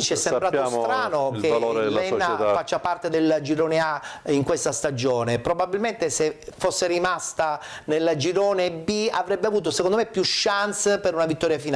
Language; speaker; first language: Italian; native; Italian